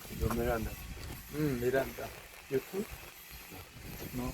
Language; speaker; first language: English; non-native, learner; Korean